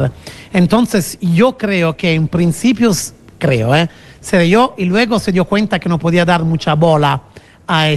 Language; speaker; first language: Spanish; non-native, fluent; Italian